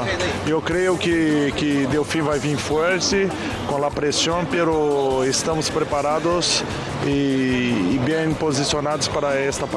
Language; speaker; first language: Spanish; non-native, learner; Portuguese